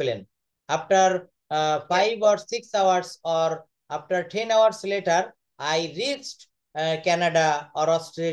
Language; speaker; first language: English; non-native, fluent; Bangla